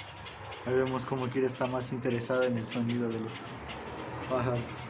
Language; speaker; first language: Spanish; native; Spanish